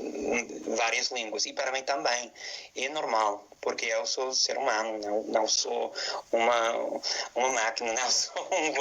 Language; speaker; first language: Portuguese; non-native, fluent; English